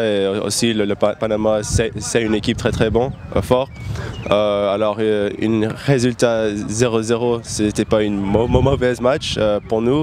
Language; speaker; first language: French; non-native, learner; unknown